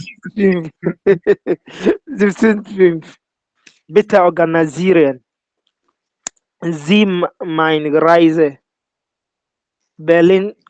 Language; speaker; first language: German; non-native, learner; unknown